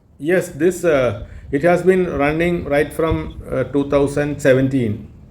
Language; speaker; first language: English; non-native, local second language; Malayalam